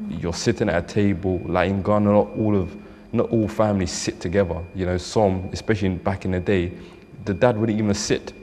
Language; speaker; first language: English; native; English